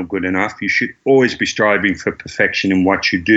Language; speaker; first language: English; native; English